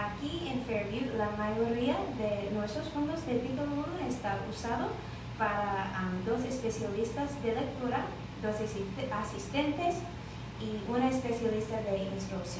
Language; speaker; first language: Spanish; non-native, learner; English